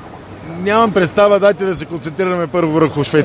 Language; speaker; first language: Bulgarian; native; Bulgarian